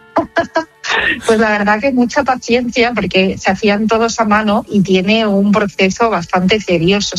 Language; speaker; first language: Spanish; native; Spanish